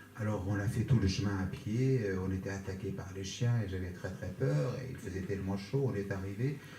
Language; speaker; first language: French; non-native, fluent; Kurdish